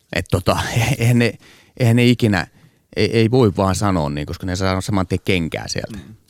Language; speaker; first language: Finnish; native; Finnish